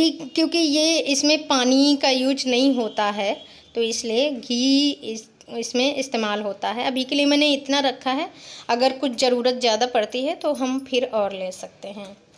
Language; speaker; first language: Hindi; native; Hindi